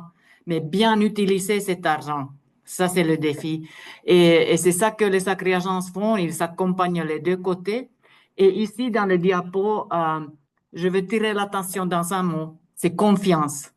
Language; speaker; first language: French; non-native, fluent; Finnish